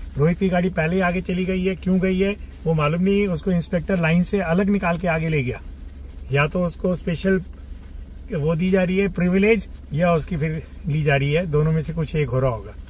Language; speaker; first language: Hindi; native; Hindi